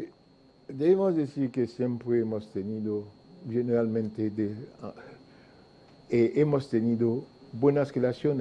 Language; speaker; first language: Spanish; non-native, fluent; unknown